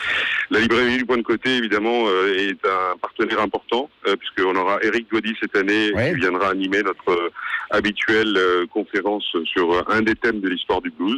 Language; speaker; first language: French; native; French